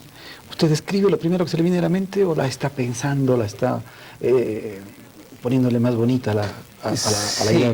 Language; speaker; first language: Spanish; native; Spanish